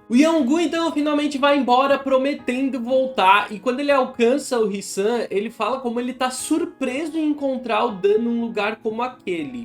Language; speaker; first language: Portuguese; native; Portuguese